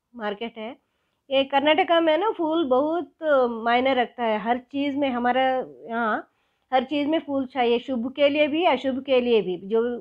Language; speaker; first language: Hindi; non-native, local second language; Kannada